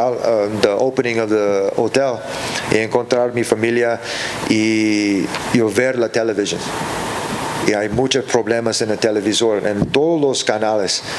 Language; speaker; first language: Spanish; early bilingual, heritage; English